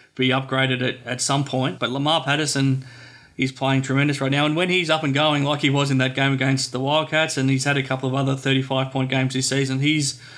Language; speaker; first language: English; native; English